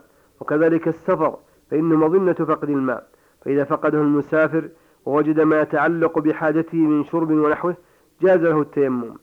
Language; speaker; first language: Arabic; native; Arabic